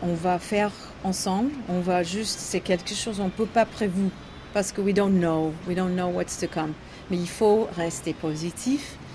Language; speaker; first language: French; non-native, learner; English